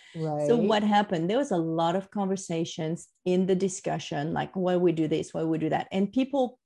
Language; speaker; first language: English; non-native, fluent; French